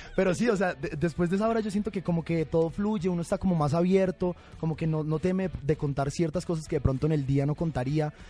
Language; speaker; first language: Spanish; native; Spanish